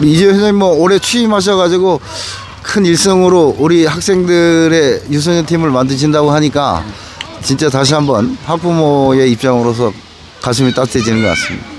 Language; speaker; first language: Korean; native; Korean